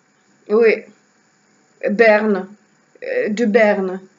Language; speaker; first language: French; non-native, learner; Russian